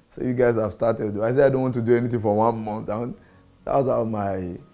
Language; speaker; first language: English; non-native, local second language; Yoruba